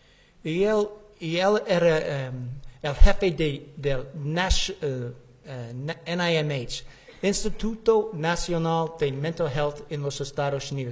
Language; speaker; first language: Spanish; non-native, learner; English